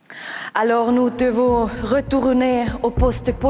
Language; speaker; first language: French; non-native, local second language; German